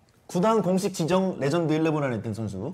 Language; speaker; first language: Korean; native; Korean